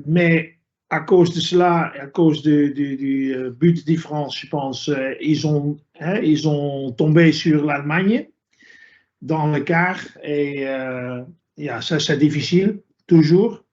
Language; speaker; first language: French; non-native, fluent; Dutch